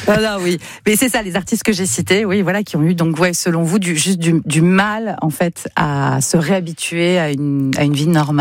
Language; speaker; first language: French; native; French